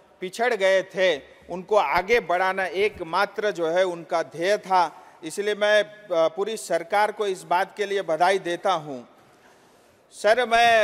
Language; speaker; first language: Hindi; non-native, local second language; Nepali